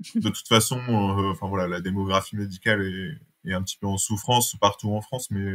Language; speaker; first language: French; native; French